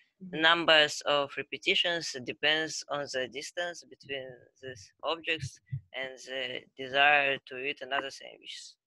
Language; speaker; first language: English; non-native, learner; Russian